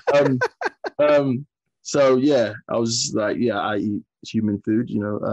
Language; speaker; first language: English; native; English